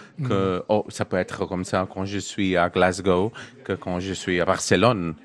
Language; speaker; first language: French; non-native, learner; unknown